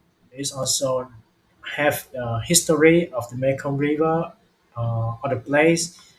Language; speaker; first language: English; non-native, learner; Vietnamese